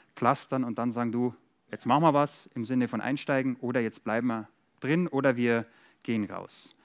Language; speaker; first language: German; native; German